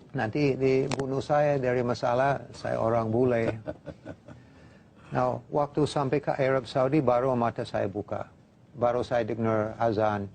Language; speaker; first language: Indonesian; non-native, fluent; English